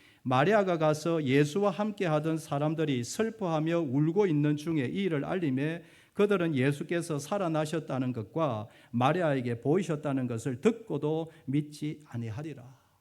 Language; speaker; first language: Korean; native; Korean